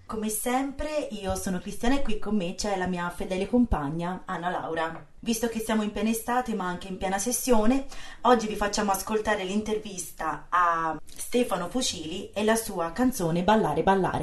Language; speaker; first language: Italian; native; Italian